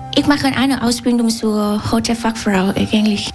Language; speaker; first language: German; non-native, learner; Vietnamese